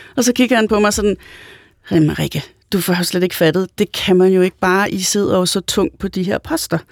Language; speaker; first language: Danish; native; Danish